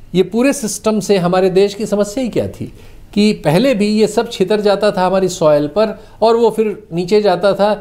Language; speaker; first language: Hindi; native; Hindi